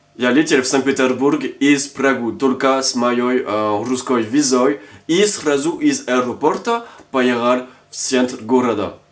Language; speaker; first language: Russian; non-native, learner; French